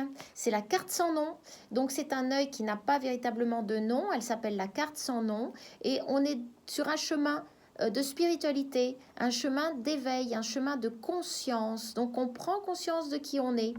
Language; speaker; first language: French; native; French